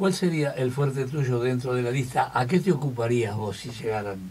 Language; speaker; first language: Spanish; native; Spanish